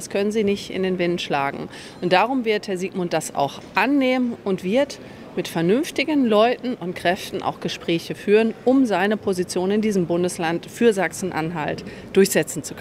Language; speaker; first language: German; native; German